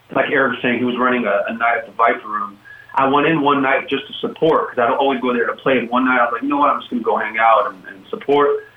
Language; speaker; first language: English; native; English